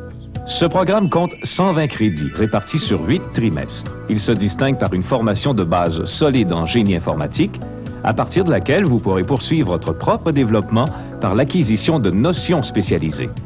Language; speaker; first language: French; native; French